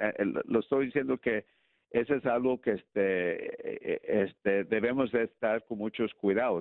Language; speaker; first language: Spanish; early bilingual, heritage; Spanish